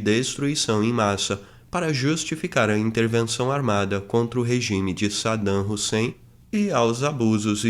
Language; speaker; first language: Portuguese; native; Portuguese